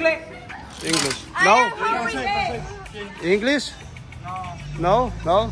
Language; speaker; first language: English; non-native, learner; Polish